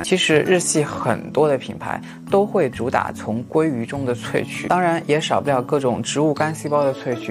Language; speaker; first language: Chinese; native; Chinese